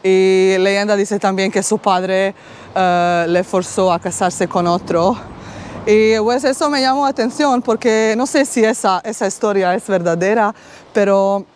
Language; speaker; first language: Spanish; non-native, fluent; Bosnian